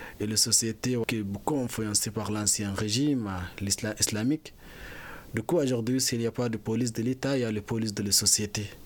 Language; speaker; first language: French; non-native, fluent; Arabic